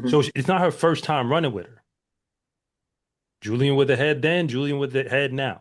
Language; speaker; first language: English; native; English